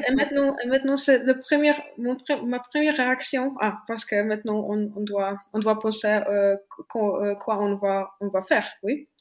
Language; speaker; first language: French; non-native, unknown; Polish